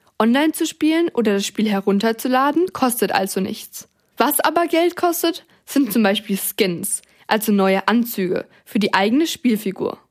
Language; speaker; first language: German; native; German